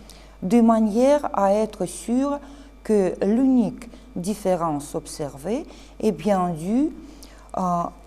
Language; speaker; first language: French; non-native, fluent; Russian